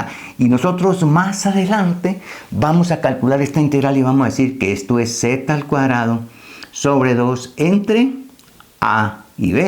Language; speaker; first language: Spanish; native; Spanish